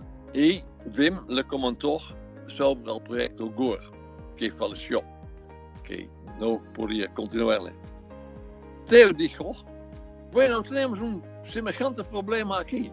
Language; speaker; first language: Spanish; non-native, fluent; Dutch